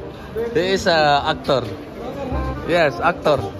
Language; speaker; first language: English; non-native, learner; Filipino